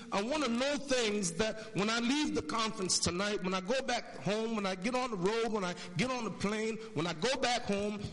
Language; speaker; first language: English; native; English